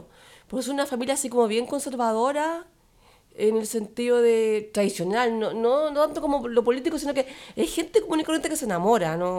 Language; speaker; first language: Spanish; native; Spanish